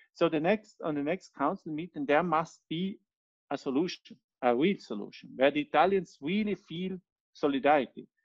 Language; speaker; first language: English; non-native, fluent; Italian